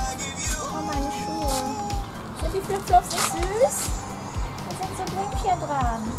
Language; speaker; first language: German; native; German